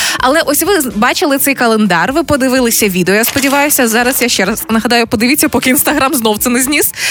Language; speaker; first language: Ukrainian; native; Ukrainian